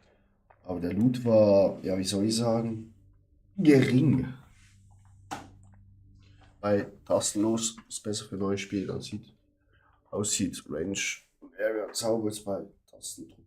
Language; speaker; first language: German; native; German